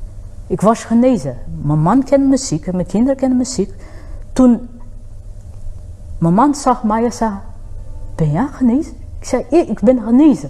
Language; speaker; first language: Dutch; non-native, fluent; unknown